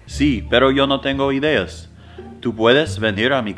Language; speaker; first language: Spanish; non-native, learner; English